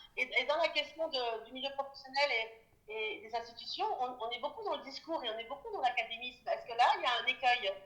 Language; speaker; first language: French; native; French